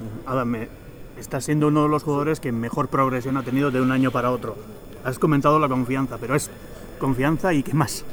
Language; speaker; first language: Spanish; native; Spanish